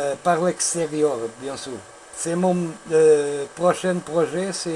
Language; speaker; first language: French; non-native, learner; Portuguese